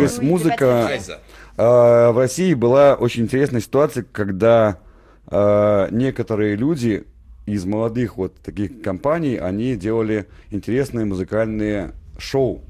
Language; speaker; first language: Russian; native; Russian